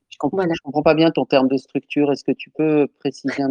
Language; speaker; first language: French; native; French